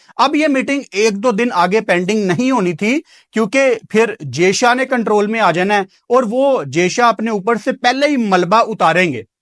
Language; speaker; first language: Urdu; non-native, local second language; Punjabi